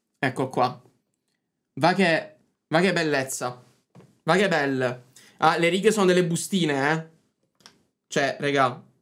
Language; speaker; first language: Italian; native; Italian